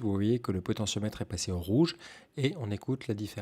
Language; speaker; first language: French; native; French